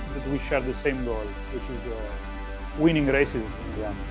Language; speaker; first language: English; non-native, fluent; Italian